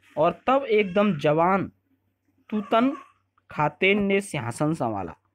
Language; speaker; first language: Hindi; native; Hindi